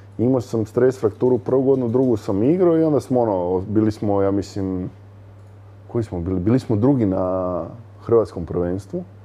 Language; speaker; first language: Croatian; native; Croatian